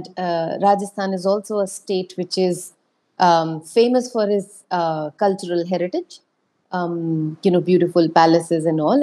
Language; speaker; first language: English; non-native, local second language; Hindi